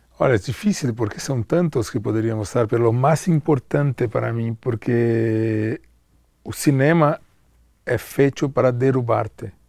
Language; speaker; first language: Spanish; non-native, learner; Portuguese